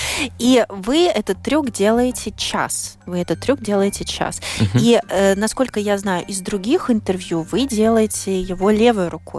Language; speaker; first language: Russian; native; Russian